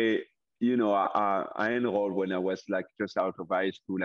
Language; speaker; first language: English; non-native, fluent; French